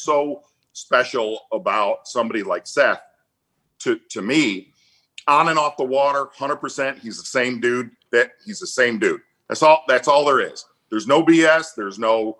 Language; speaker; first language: English; native; English